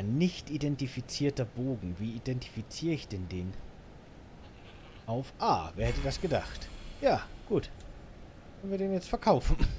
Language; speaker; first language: German; native; German